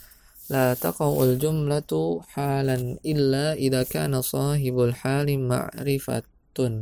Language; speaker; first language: Arabic; non-native, fluent; Indonesian